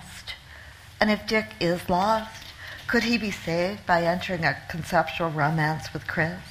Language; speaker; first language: English; native; English